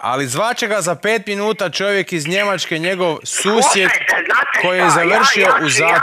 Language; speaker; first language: Croatian; native; Croatian